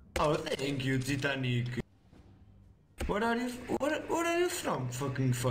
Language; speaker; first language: English; non-native, learner; Portuguese